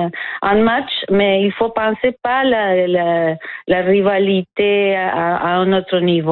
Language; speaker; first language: French; non-native, fluent; Spanish